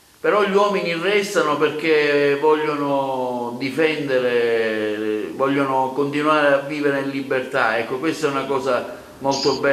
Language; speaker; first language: Italian; native; Italian